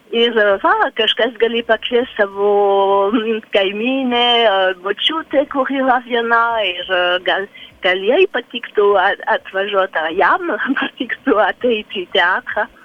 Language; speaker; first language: Lithuanian; early bilingual, heritage; French